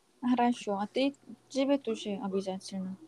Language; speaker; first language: Russian; non-native, learner; Korean